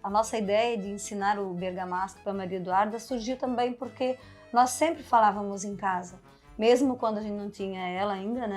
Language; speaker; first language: Portuguese; non-native, local second language; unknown